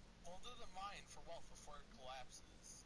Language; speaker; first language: English; native; English